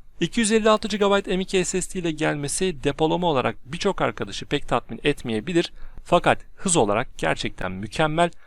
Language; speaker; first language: Turkish; native; Turkish